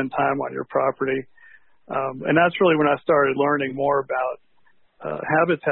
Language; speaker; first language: English; native; English